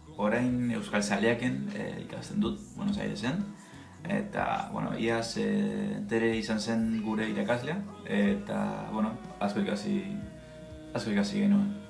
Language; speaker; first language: Basque; non-native, fluent; Spanish